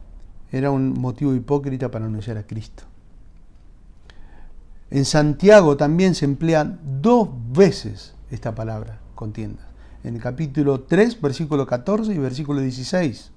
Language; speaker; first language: Spanish; native; Spanish